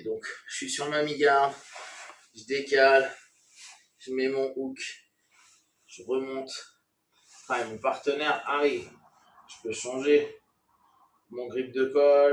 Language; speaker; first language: French; native; French